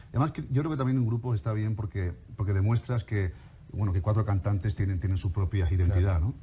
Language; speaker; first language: Spanish; native; Spanish